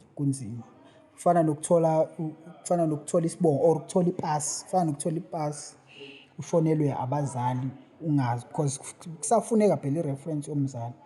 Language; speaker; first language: Zulu; native; Zulu